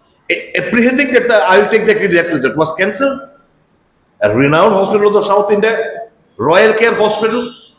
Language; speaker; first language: English; non-native, local second language; Bangla